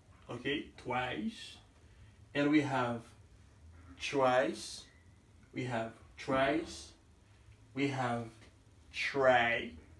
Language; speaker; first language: English; non-native, fluent; Haitian Creole